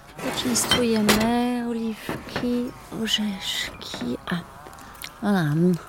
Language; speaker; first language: Polish; non-native, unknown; French